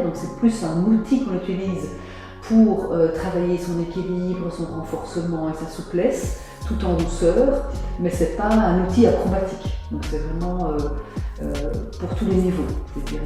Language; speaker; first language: French; native; French